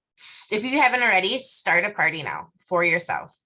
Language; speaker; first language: English; native; English